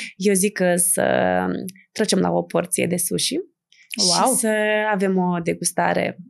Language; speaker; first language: Romanian; native; Romanian